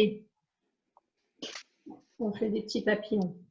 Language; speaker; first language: French; native; French